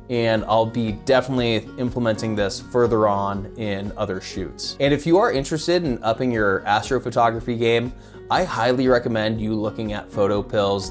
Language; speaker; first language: English; native; English